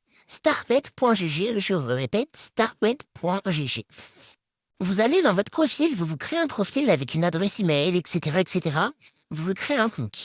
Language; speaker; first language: French; native; French